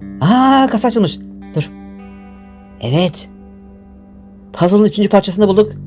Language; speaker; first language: Turkish; native; Turkish